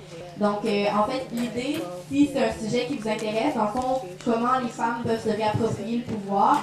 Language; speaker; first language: French; native; French